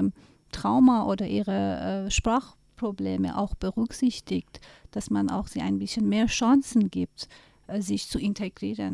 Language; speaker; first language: German; non-native, fluent; Persian